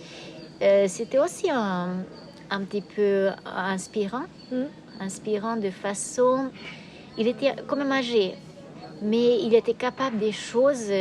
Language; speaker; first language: French; non-native, fluent; Hungarian